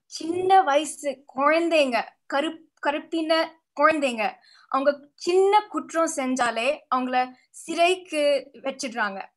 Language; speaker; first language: Tamil; early bilingual, heritage; Tamil